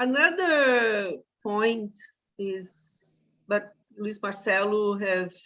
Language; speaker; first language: English; non-native, fluent; Portuguese